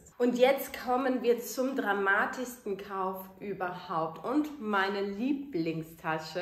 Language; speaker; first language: German; native; German